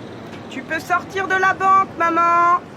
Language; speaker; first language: French; native; French